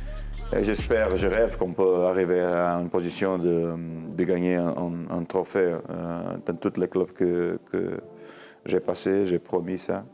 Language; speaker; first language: French; non-native, learner; Portuguese